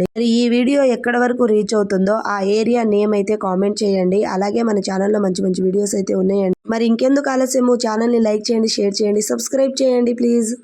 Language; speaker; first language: Telugu; non-native, local second language; Lambadi